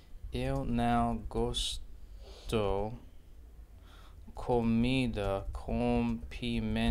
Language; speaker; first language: Portuguese; non-native, learner; English